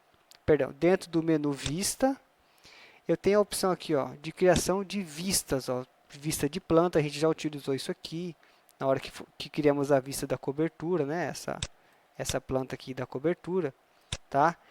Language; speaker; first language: Portuguese; native; Portuguese